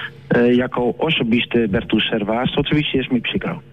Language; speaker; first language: Polish; non-native, learner; Dutch